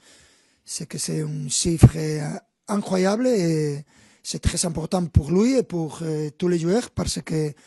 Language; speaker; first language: French; non-native, fluent; Spanish